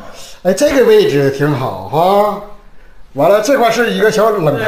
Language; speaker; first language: Chinese; native; Chinese